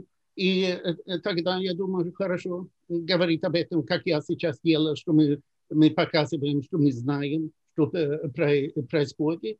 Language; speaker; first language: Russian; non-native, fluent; Swedish